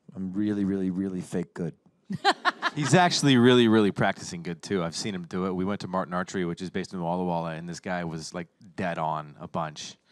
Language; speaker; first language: English; native; English